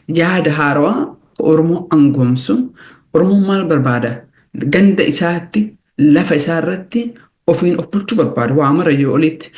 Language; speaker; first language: Oromo; early bilingual, heritage; Oromo